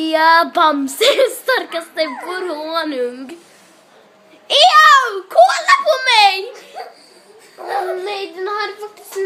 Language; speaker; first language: Swedish; early bilingual, other home language; Arabic